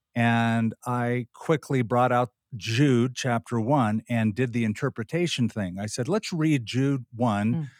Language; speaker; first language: English; native; English